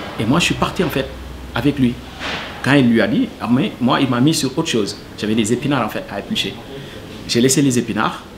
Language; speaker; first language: French; non-native, local second language; Wolof